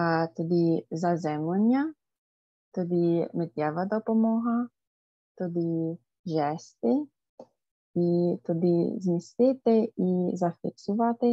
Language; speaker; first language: Ukrainian; non-native, fluent; English